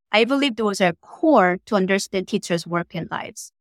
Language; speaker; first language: English; non-native, fluent; Korean